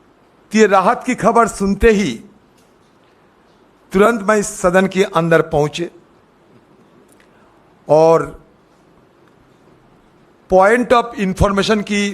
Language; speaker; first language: Hindi; non-native, local second language; Bangla